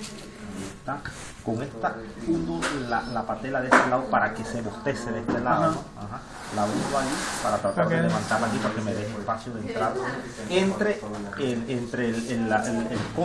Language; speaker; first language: Spanish; native; Spanish